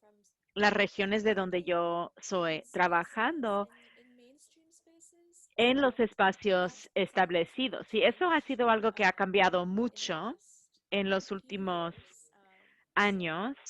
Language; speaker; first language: Spanish; non-native, fluent; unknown